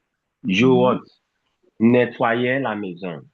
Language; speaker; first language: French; non-native, fluent; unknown